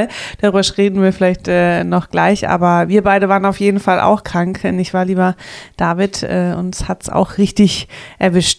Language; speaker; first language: German; native; German